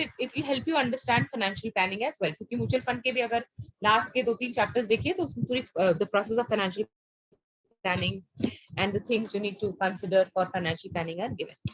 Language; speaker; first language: English; non-native, local second language; Hindi